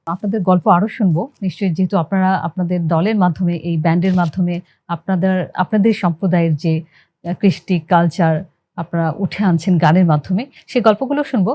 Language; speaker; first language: Bangla; native; Bangla